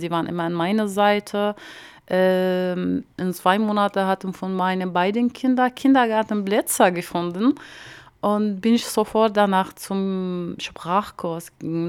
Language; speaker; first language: German; non-native, learner; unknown